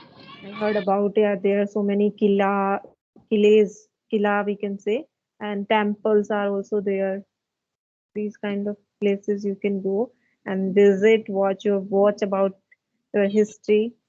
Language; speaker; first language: English; non-native, fluent; Hindi